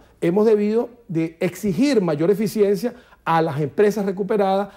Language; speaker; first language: Spanish; native; Spanish